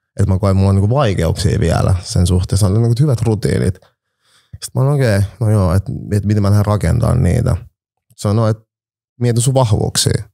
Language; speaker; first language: Finnish; early bilingual, other home language; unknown